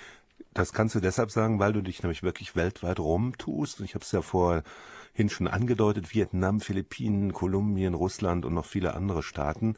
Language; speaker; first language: German; native; German